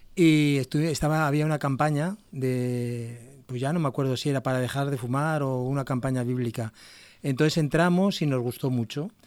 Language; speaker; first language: Spanish; native; Spanish